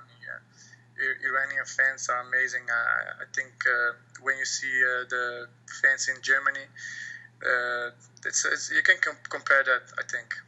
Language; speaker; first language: English; non-native, fluent; Dutch